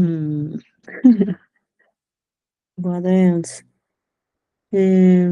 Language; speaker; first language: English; non-native, learner; Spanish